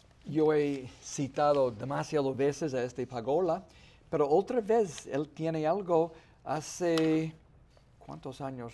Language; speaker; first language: Spanish; non-native, fluent; English